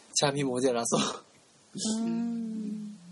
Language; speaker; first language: Korean; non-native, learner; Japanese